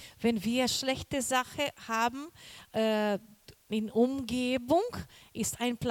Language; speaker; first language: German; non-native, learner; Portuguese